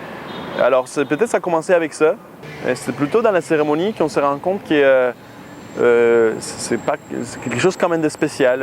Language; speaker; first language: French; non-native, fluent; Spanish